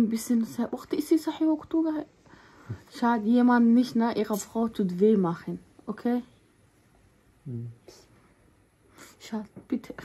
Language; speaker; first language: German; non-native, learner; Somali